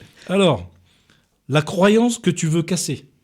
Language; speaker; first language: French; native; French